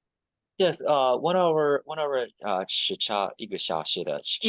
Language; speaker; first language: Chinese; non-native, learner; Japanese